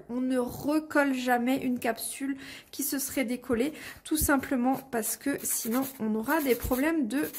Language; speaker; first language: French; native; French